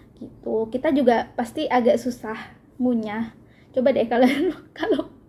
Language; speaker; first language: Indonesian; native; Indonesian